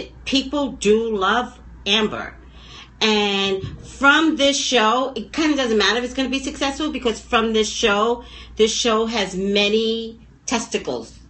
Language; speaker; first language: English; native; English